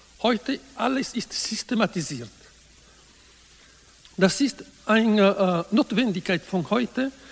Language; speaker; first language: German; non-native, learner; Italian